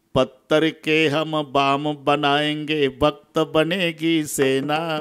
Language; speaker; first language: Hindi; non-native, local second language; Marathi